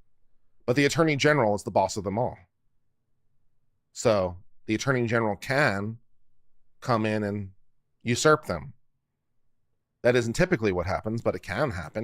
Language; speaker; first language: English; native; English